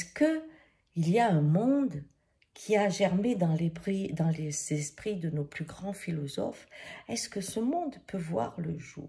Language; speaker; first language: French; native; French